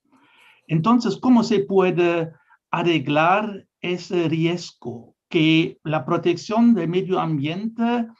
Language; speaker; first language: Spanish; non-native, fluent; German